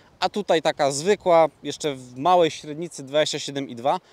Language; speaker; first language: Polish; native; Polish